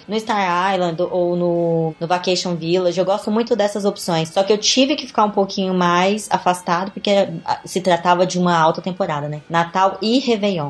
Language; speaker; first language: Portuguese; native; Portuguese